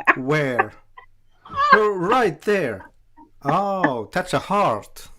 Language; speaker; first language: English; non-native, fluent; Finnish